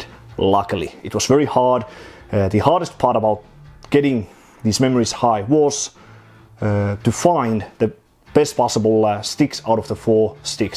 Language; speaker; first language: English; non-native, fluent; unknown